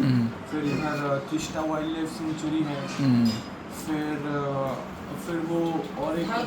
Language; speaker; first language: Hindi; non-native, local second language; Bangla